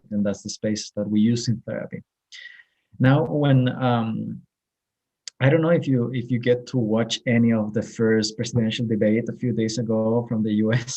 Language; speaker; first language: English; non-native, fluent; Spanish